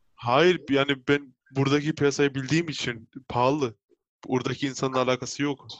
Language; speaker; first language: Turkish; early bilingual, heritage; Turkish